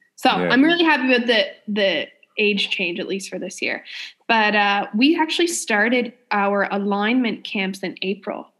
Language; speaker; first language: English; native; English